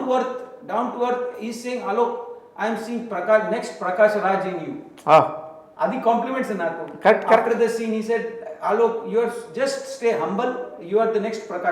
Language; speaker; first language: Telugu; non-native, local second language; Hindi